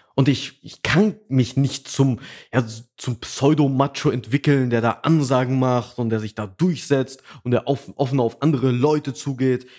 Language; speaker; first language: German; early bilingual, other home language; Russian